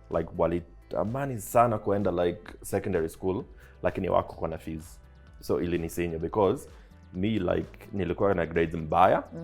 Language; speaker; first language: Swahili; non-native, fluent; English